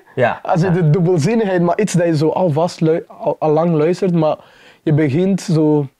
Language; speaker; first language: Dutch; non-native, fluent; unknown